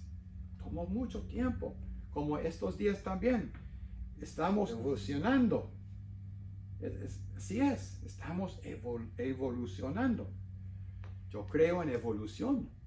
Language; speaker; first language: Spanish; non-native, fluent; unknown